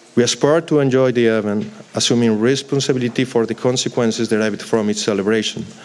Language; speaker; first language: English; non-native, fluent; Galician